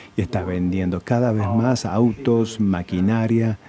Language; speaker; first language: Spanish; non-native, fluent; English